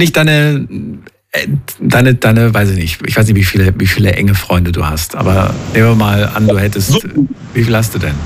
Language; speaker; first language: German; native; German